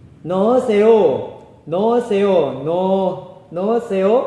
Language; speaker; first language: Korean; non-native, fluent; Indonesian